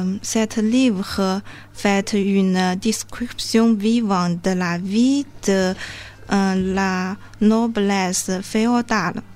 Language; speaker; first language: French; non-native, learner; Chinese